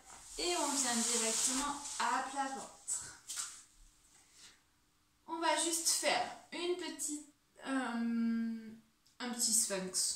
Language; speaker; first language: French; native; French